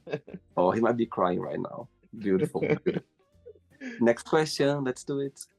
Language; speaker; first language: English; non-native, fluent; Portuguese